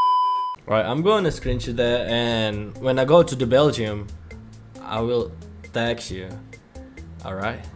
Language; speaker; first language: English; non-native, learner; Indonesian